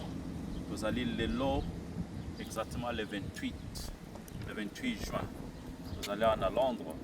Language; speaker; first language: French; non-native, local second language; Lingala